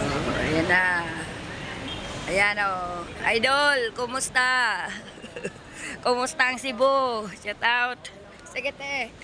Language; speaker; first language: Filipino; non-native, local second language; Cebuano